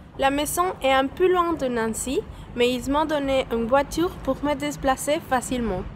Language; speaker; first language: French; non-native, learner; Spanish